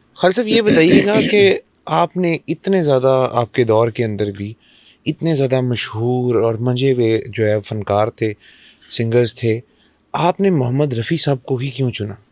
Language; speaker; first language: Urdu; native; Urdu